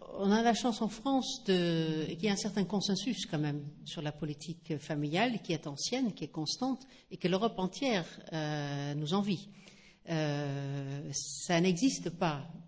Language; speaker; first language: French; non-native, fluent; Dutch